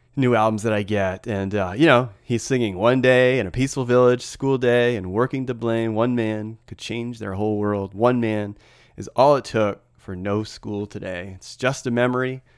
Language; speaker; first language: English; native; English